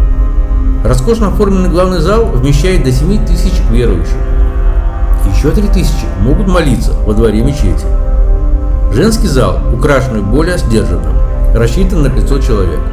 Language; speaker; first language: Russian; native; Russian